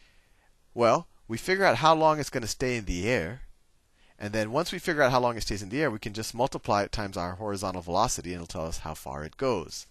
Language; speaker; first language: English; native; English